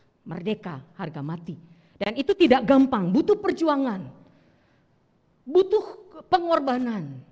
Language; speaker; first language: Indonesian; native; Indonesian